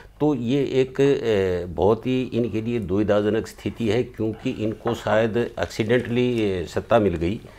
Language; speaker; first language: Hindi; native; Hindi